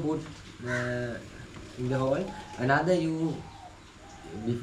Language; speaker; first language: English; non-native, learner; Sinhala